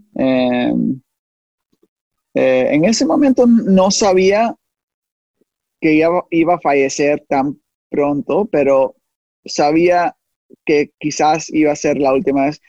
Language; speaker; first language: Spanish; early bilingual, heritage; Spanish